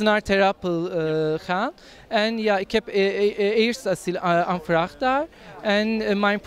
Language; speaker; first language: Dutch; non-native, learner; Turkish